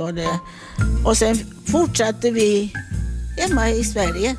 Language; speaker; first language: Swedish; non-native, fluent; Italian